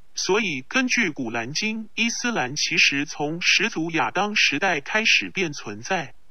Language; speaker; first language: Chinese; non-native, local second language; Cantonese